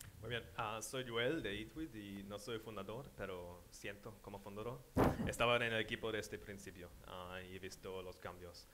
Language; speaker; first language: Spanish; non-native, fluent; English